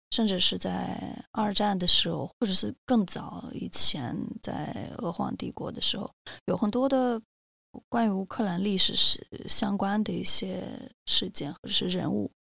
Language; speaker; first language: Chinese; non-native, fluent; Russian